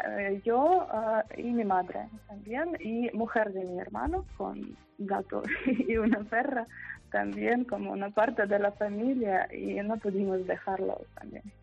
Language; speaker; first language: Spanish; non-native, fluent; Ukrainian